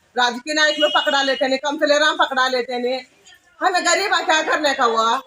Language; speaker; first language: Hindi; non-native, local second language; Urdu